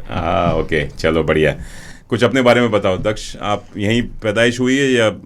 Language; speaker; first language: Hindi; native; Hindi